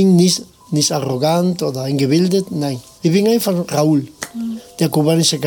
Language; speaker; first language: German; non-native, fluent; Spanish